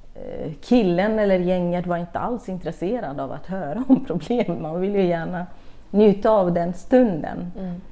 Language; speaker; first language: Swedish; non-native, fluent; Arabic